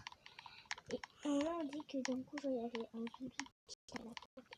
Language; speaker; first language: French; native; French